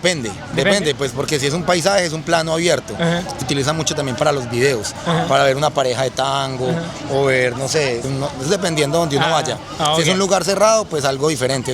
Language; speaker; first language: Spanish; native; Spanish